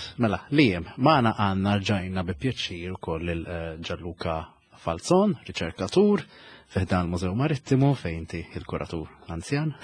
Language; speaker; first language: Maltese; native; Maltese